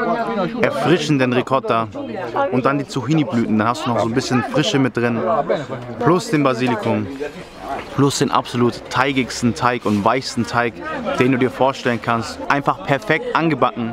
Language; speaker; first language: German; native; German